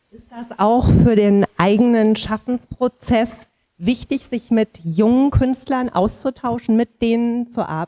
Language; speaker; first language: German; native; German